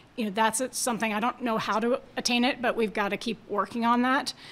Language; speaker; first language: English; native; English